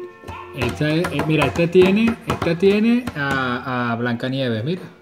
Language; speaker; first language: Spanish; native; Spanish